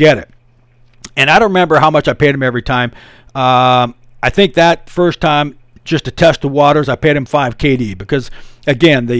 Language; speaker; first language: English; native; English